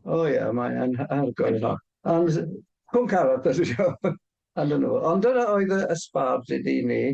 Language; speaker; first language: Welsh; non-native, fluent; English